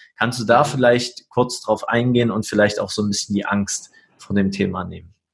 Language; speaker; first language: German; native; German